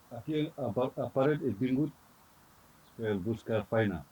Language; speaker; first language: Catalan; non-native, learner; Fula